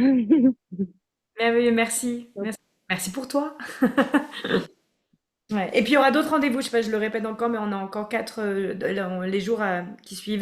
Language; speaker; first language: French; native; French